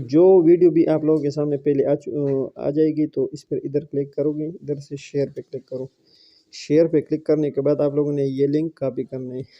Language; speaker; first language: Urdu; non-native, local second language; Pashto